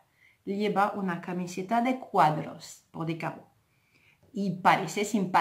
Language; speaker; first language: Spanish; non-native, fluent; French